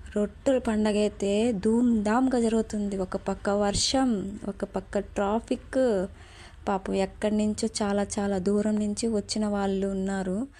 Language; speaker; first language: Telugu; non-native, local second language; Urdu